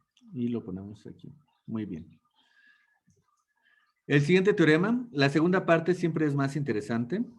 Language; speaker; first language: Spanish; native; Spanish